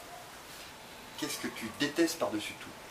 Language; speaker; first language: French; native; French